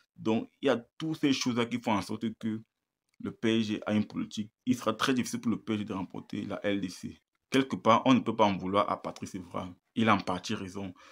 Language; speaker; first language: French; native; French